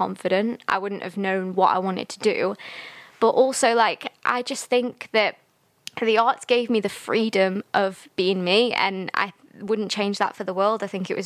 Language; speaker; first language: English; native; English